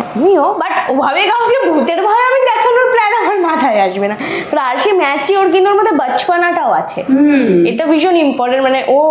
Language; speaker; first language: Bangla; native; Bangla